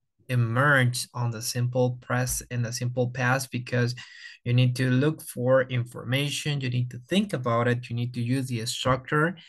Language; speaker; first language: English; non-native, fluent; Spanish